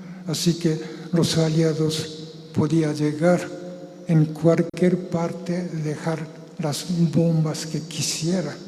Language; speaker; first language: Spanish; non-native, fluent; Japanese